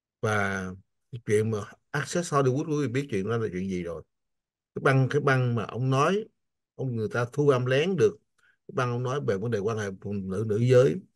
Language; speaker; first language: Vietnamese; native; Vietnamese